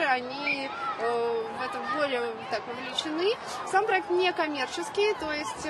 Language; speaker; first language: Russian; native; Russian